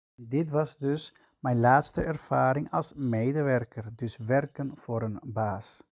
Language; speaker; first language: Dutch; non-native, fluent; Spanish